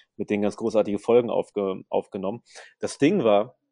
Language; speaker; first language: German; native; German